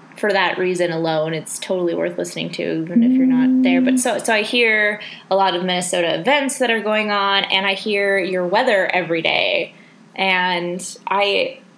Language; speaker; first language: English; native; English